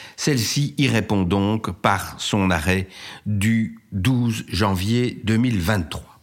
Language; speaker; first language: French; native; French